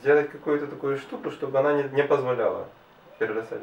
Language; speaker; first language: Russian; native; Russian